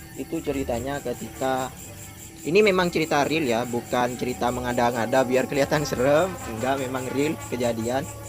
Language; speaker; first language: Indonesian; non-native, local second language; Madurese